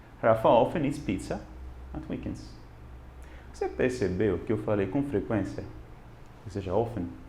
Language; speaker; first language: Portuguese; non-native, fluent; Italian